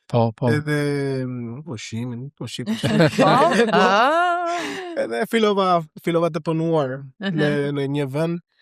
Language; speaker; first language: Albanian; non-native, learner; Spanish